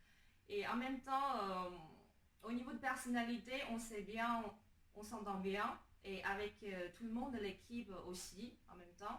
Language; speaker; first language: French; non-native, fluent; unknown